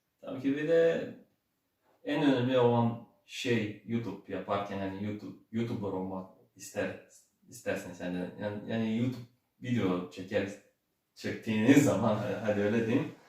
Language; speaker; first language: Turkish; early bilingual, heritage; Turkish